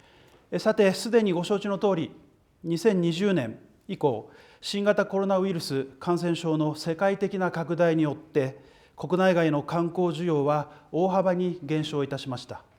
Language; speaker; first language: Japanese; native; Japanese